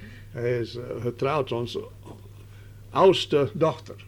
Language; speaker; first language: Dutch; early bilingual, heritage; Dutch